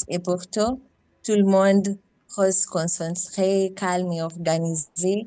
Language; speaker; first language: French; non-native, fluent; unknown